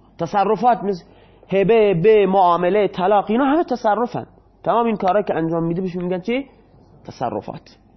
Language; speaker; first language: Persian; non-native, local second language; Baluchi